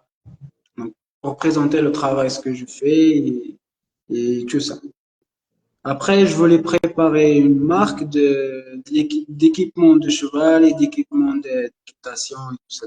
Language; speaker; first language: French; non-native, local second language; Arabic